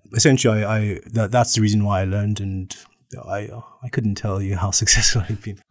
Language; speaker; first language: English; native; English